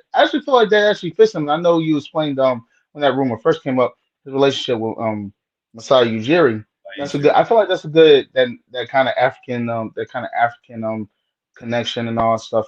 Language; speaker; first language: English; native; English